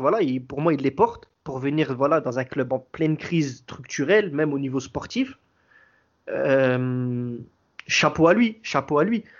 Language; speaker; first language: French; native; French